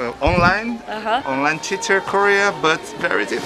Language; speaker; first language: English; non-native, learner; Portuguese